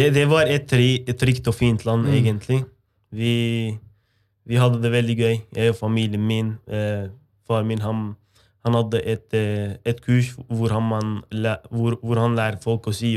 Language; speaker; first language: Norwegian; non-native, fluent; Arabic